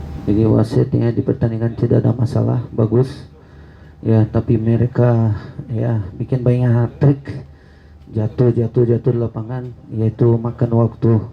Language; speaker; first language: Indonesian; non-native, fluent; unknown